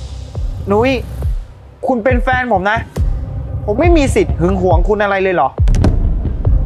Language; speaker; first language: Thai; native; Thai